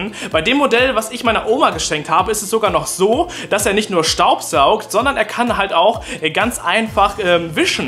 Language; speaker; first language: German; native; German